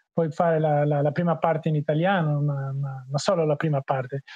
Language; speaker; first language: Italian; non-native, learner; Portuguese